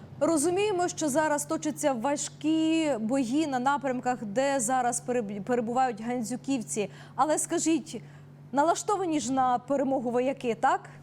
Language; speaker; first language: Ukrainian; native; Ukrainian